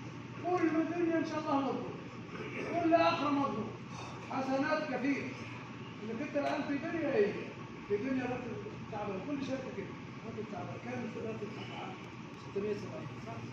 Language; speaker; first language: Arabic; non-native, learner; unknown